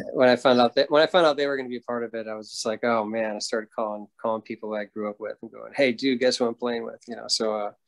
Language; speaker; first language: English; native; English